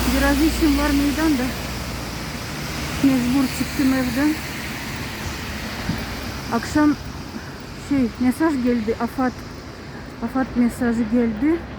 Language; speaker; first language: Turkish; non-native, fluent; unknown